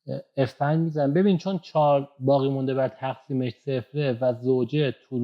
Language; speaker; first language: Persian; native; Persian